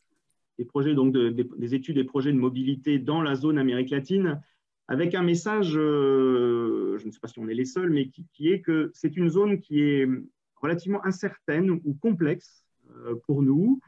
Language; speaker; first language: French; native; French